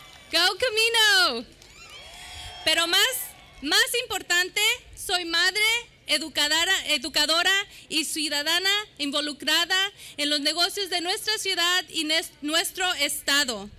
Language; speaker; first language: Spanish; early bilingual, heritage; Spanish